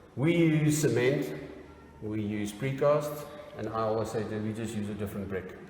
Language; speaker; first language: English; non-native, local second language; Afrikaans